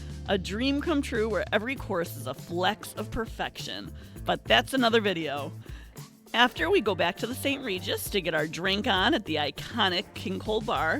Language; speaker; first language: English; native; English